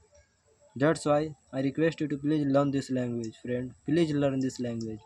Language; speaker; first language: English; non-native, learner; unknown